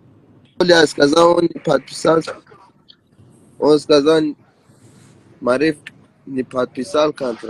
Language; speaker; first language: Russian; non-native, learner; Persian